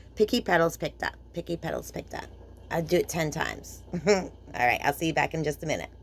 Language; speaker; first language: English; native; English